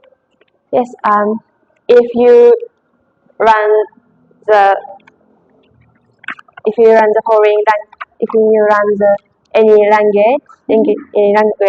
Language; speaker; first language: English; non-native, learner; Japanese